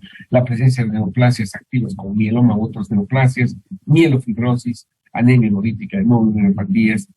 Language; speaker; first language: Spanish; native; Spanish